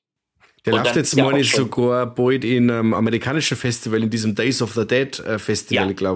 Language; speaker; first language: German; native; German